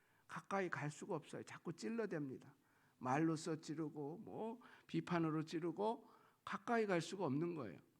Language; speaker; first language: Korean; native; Korean